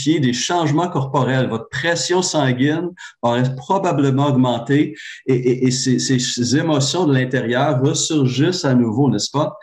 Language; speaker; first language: French; native; French